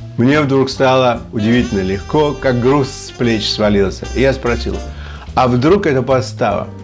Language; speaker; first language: Russian; native; Russian